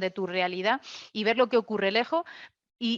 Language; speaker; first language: Spanish; native; Spanish